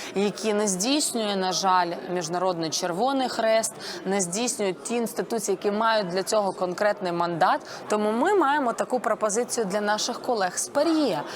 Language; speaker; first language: Ukrainian; native; Ukrainian